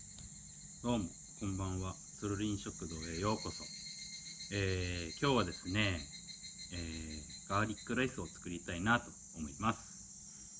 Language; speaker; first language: Japanese; native; Japanese